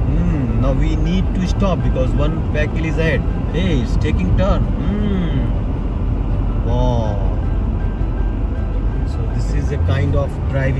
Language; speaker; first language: English; non-native, local second language; Hindi